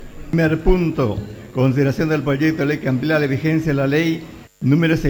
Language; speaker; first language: Spanish; native; Spanish